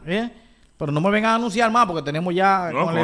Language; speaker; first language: Spanish; native; Spanish